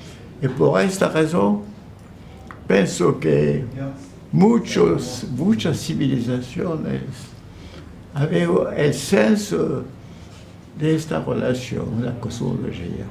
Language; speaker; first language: Spanish; non-native, fluent; French